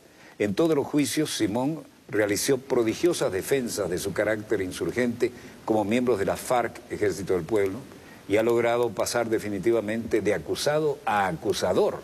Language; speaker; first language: Spanish; native; Spanish